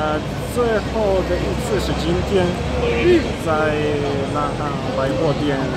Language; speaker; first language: Chinese; non-native, learner; Italian